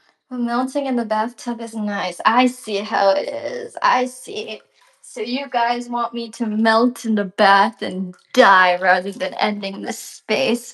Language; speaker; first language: English; native; English